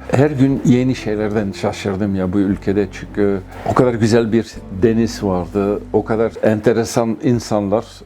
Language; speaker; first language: Turkish; non-native, fluent; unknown